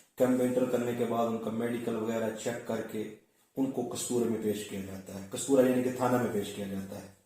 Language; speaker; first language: Urdu; non-native, local second language; Punjabi